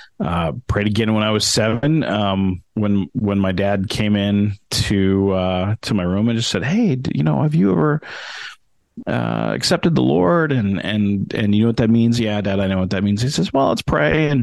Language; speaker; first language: English; native; English